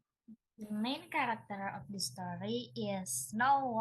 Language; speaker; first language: English; non-native, learner; Indonesian